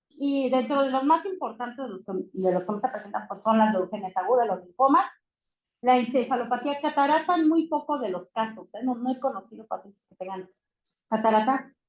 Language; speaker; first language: Spanish; native; Spanish